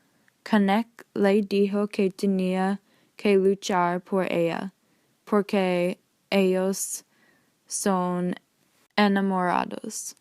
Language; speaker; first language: Spanish; non-native, learner; English